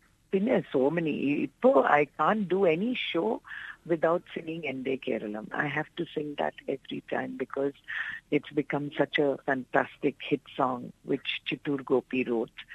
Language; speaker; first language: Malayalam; non-native, local second language; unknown